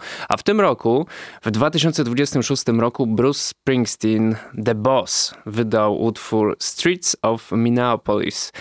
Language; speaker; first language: Polish; native; Polish